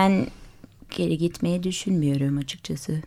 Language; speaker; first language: Turkish; early bilingual, heritage; English